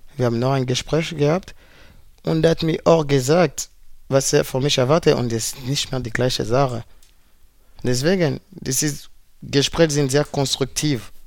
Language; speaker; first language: German; non-native, fluent; French